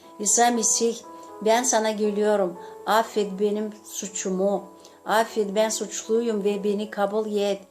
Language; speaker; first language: Turkish; non-native, fluent; Gagauz